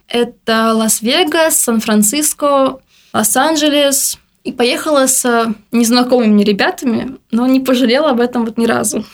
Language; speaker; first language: Russian; native; Russian